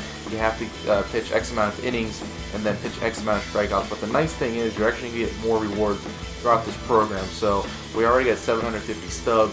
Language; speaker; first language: English; native; English